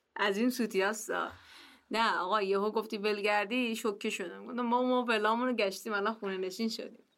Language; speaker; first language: Persian; native; Persian